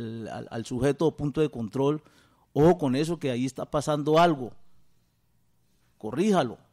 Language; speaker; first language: Spanish; native; Spanish